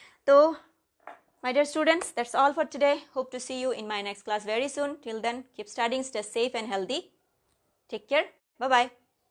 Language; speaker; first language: English; non-native, local second language; Bangla